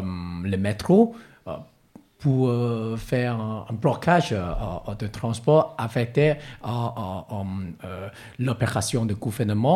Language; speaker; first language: French; non-native, learner; Cantonese